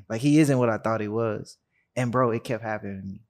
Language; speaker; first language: English; native; English